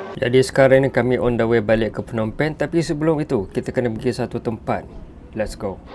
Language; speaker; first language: Malay; non-native, fluent; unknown